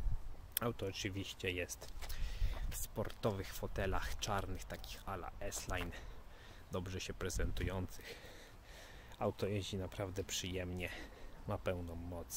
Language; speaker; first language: Polish; native; Polish